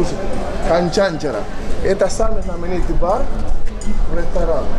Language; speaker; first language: Russian; non-native, learner; Spanish